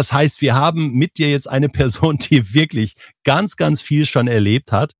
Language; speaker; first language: German; native; German